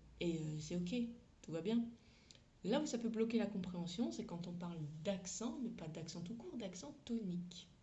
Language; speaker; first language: French; native; French